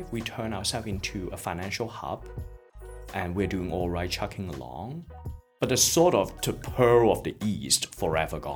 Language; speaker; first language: English; non-native, local second language; Cantonese